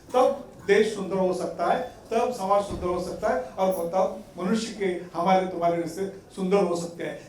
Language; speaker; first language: Hindi; non-native, local second language; Marathi